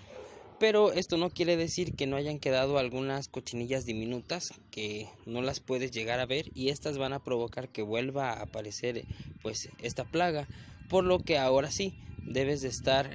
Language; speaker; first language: Spanish; native; Spanish